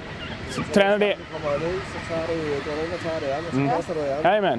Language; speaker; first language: Swedish; native; Swedish